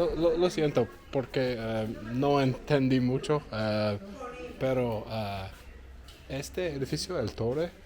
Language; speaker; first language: Spanish; non-native, learner; English